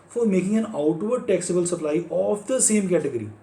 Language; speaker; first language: English; non-native, local second language; Punjabi